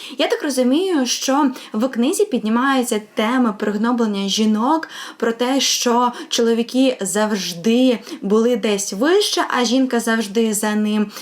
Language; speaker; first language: Ukrainian; non-native, local second language; Russian